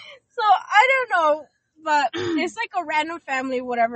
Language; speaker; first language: English; early bilingual, other home language; Spanish